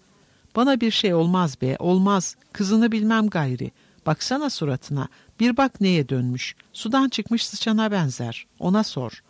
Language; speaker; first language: Turkish; native; Turkish